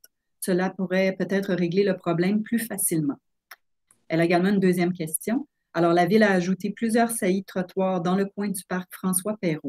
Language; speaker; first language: French; native; French